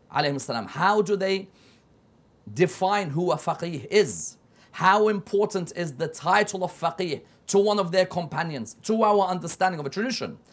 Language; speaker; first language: English; native; English